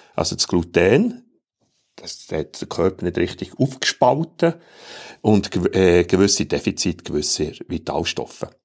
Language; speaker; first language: German; native; German